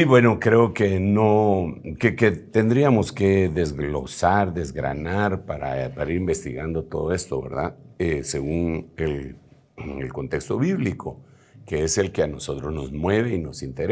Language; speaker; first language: Spanish; native; Spanish